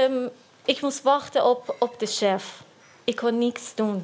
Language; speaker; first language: Dutch; non-native, learner; Persian